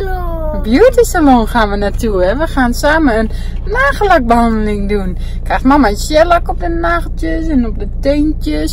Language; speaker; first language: Dutch; native; Dutch